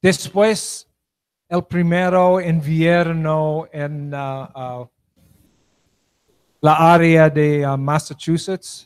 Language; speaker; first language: Spanish; non-native, learner; English